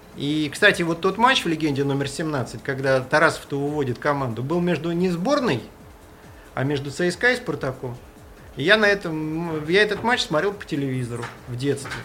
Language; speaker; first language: Russian; native; Russian